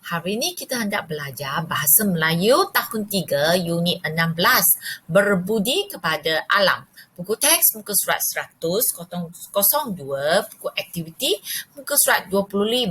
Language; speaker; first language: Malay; non-native, local second language; Chinese